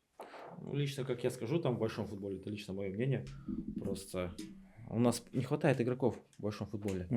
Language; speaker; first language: Russian; native; Russian